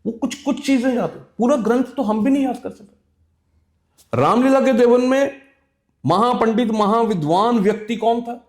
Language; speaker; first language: Hindi; non-native, local second language; Punjabi